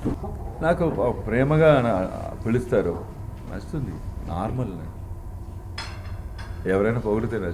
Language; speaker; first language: Telugu; non-native, fluent; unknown